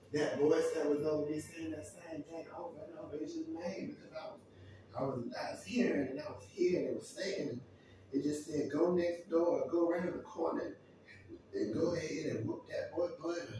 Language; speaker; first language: English; native; English